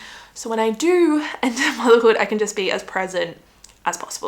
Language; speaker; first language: English; native; English